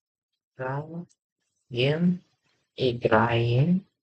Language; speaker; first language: Russian; non-native, learner; English